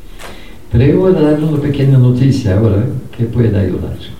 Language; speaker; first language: Spanish; non-native, fluent; Norwegian